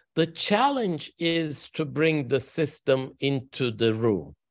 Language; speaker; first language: English; non-native, fluent; Turkish